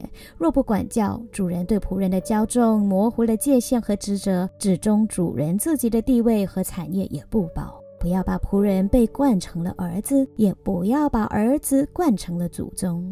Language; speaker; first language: Chinese; native; Chinese